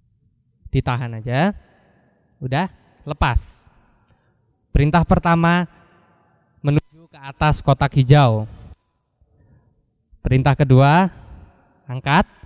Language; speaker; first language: Indonesian; native; Indonesian